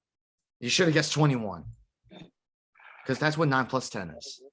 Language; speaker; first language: English; native; English